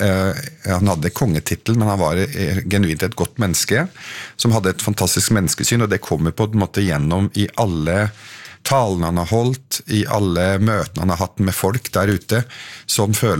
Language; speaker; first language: Norwegian; early bilingual, other home language; Arabic